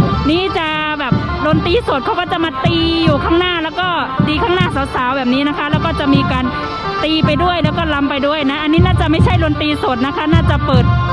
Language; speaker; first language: Thai; non-native, fluent; Khün